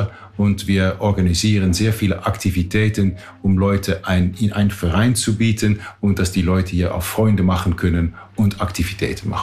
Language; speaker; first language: German; non-native, fluent; Dutch